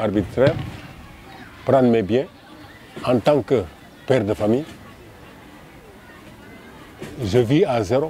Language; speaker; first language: French; non-native, local second language; Wolof